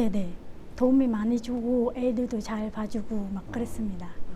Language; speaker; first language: Korean; non-native, learner; Khmer